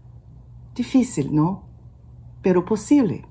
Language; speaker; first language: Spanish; non-native, learner; Portuguese